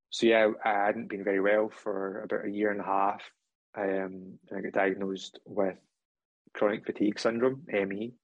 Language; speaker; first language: English; native; English